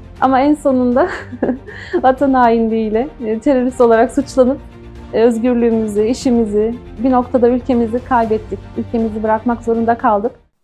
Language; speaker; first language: Turkish; native; Turkish